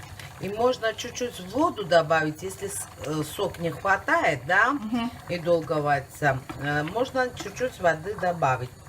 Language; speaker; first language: Russian; non-native, fluent; Georgian